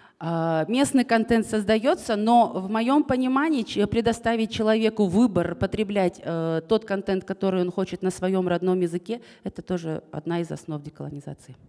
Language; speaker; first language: Russian; non-native, local second language; Kazakh